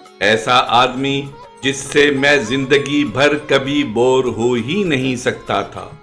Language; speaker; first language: Urdu; native; Urdu